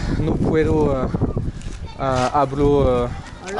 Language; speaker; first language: Spanish; non-native, learner; French